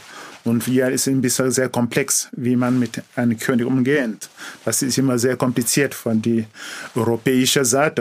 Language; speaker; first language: German; non-native, learner; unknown